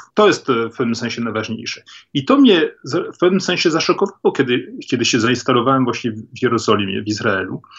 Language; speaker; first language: Polish; early bilingual, heritage; Polish